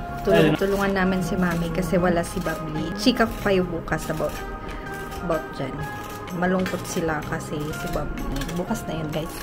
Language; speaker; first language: Filipino; native; Filipino